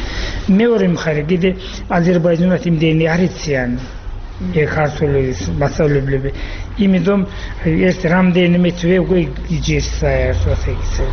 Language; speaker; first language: Georgian; non-native, local second language; Azerbaijani